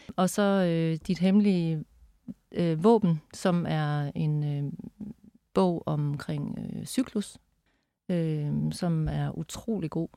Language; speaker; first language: Danish; native; Danish